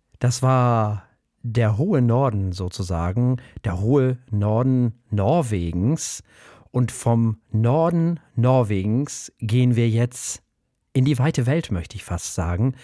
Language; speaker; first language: German; native; German